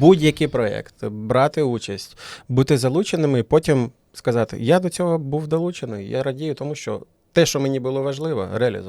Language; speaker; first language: Ukrainian; native; Ukrainian